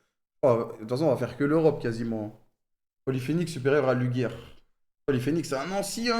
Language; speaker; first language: French; native; French